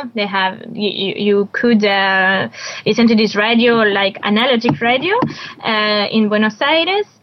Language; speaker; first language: English; non-native, learner; French